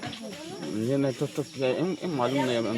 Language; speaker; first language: Hindi; non-native, local second language; Bangla